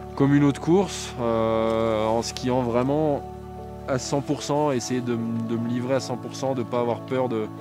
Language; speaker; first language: French; native; French